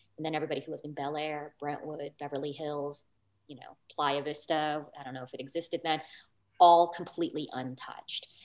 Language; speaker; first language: English; native; English